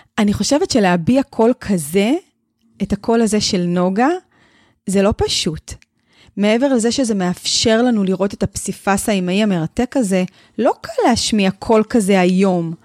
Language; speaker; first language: Hebrew; native; Hebrew